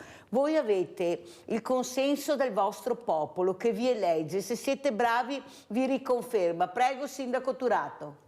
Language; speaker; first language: Italian; native; Italian